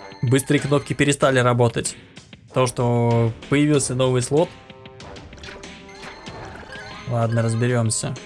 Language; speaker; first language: Russian; native; Russian